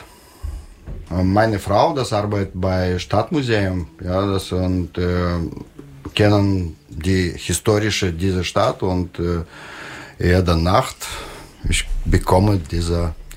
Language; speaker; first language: German; non-native, learner; Russian